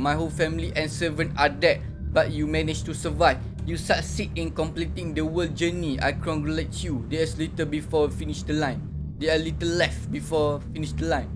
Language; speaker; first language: English; non-native, local second language; Malay